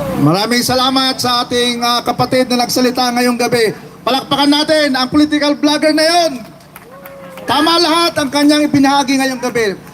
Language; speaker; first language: Filipino; non-native, local second language; Iloko